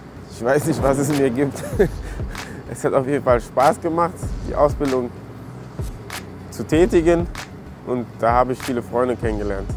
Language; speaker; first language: German; early bilingual, other home language; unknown